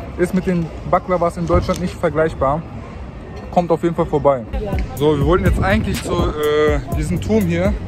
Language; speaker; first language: German; early bilingual, other home language; Turkish